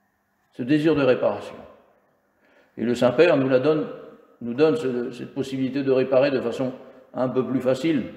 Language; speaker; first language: French; native; French